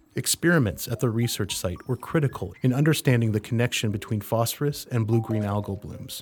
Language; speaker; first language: English; native; English